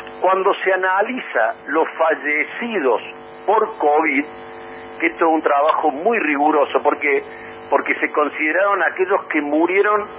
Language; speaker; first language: Spanish; native; Spanish